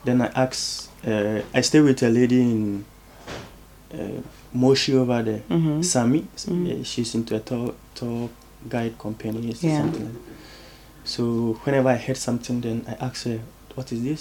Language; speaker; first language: English; non-native, local second language; Ewe